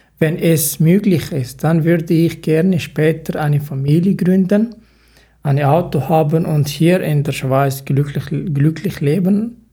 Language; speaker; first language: German; non-native, learner; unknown